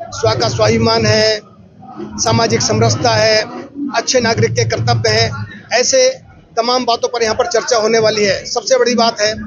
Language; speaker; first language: Hindi; non-native, local second language; Gujarati